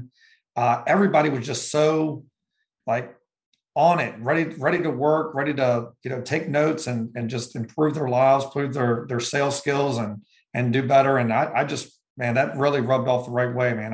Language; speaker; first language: English; native; English